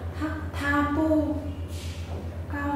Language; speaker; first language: Chinese; non-native, learner; Vietnamese